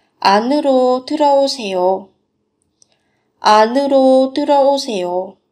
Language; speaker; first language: Korean; non-native, fluent; Vietnamese